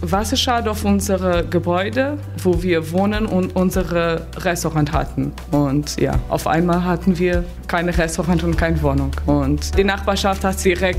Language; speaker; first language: German; non-native, fluent; Portuguese